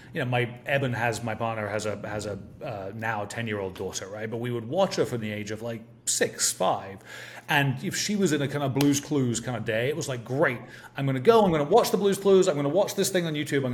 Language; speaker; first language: English; native; English